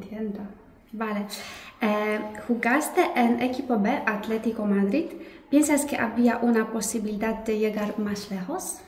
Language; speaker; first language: Spanish; non-native, fluent; Polish